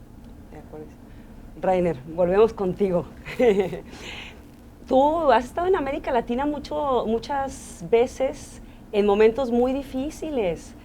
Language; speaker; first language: Spanish; native; Spanish